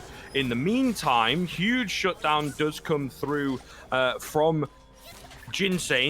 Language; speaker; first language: English; native; English